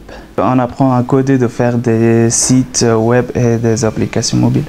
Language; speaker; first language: French; non-native, fluent; Persian